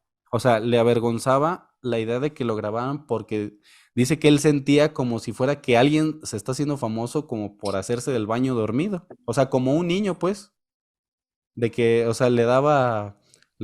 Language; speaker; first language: Spanish; native; Spanish